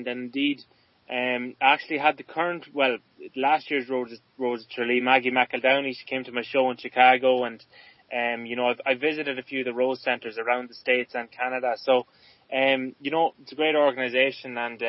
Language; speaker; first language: English; native; English